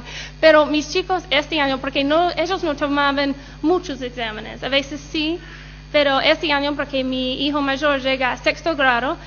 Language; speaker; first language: Spanish; non-native, learner; English